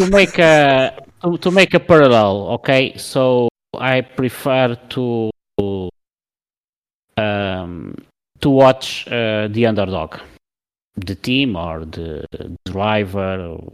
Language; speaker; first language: English; non-native, learner; Portuguese